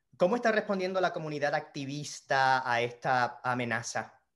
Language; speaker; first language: Spanish; native; Spanish